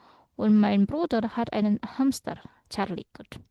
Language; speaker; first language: German; non-native, fluent; Indonesian